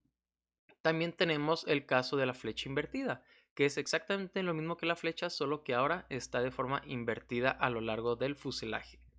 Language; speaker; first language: Spanish; native; Spanish